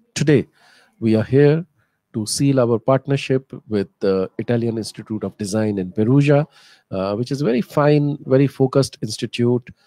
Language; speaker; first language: English; non-native, local second language; Hindi